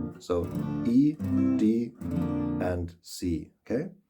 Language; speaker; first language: English; non-native, fluent; German